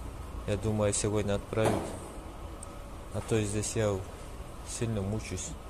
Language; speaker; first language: Russian; non-native, local second language; Kyrgyz